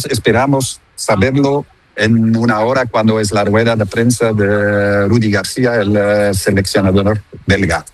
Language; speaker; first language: Spanish; non-native, fluent; Dutch